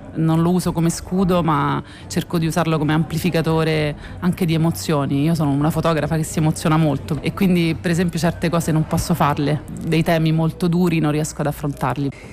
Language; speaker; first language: Italian; native; Italian